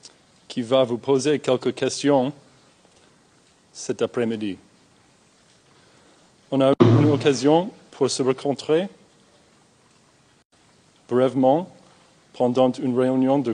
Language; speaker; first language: French; non-native, fluent; English